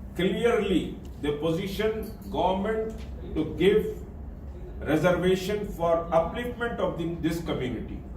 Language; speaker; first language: English; non-native, local second language; Urdu